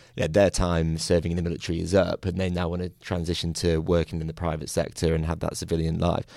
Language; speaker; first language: English; native; English